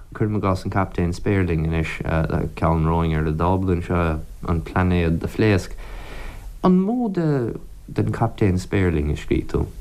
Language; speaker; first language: Irish; native; Irish